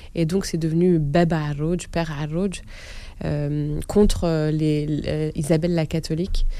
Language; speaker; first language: French; non-native, local second language; Arabic